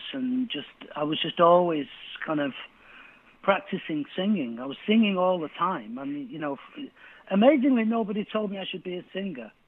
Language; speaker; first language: English; native; English